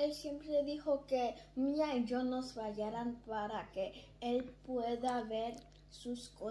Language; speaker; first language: Spanish; early bilingual, heritage; German